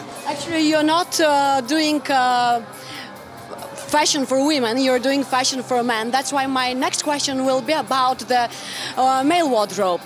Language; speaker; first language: English; non-native, fluent; Bulgarian